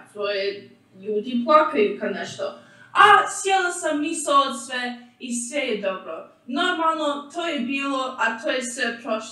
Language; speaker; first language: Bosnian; early bilingual, heritage; English